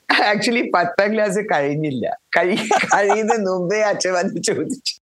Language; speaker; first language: Malayalam; native; Malayalam